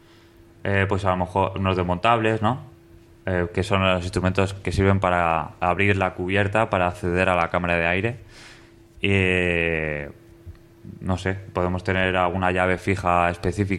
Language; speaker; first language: Spanish; native; Spanish